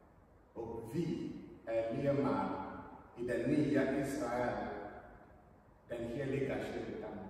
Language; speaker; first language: Swedish; non-native, fluent; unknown